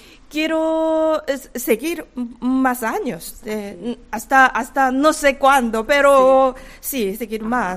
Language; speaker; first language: Spanish; non-native, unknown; Korean